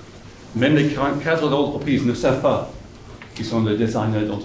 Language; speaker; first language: French; non-native, fluent; English